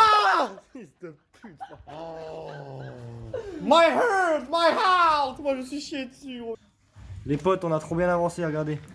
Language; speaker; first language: French; native; French